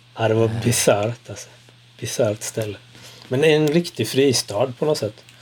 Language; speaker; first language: Swedish; early bilingual, other home language; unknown